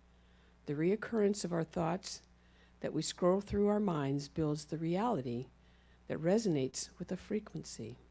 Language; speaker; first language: English; native; English